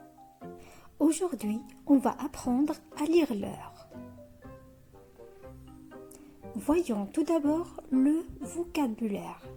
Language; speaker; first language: French; non-native, local second language; Arabic